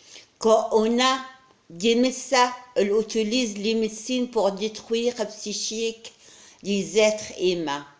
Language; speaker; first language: French; non-native, learner; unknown